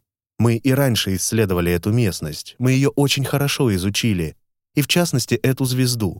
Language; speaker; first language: Russian; native; Russian